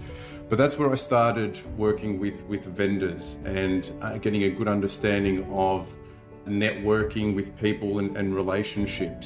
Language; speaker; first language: English; native; English